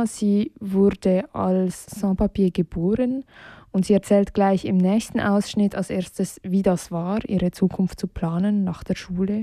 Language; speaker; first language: German; native; German